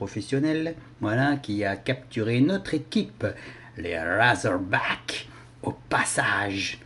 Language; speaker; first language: French; native; French